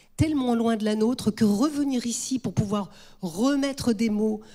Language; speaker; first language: French; native; French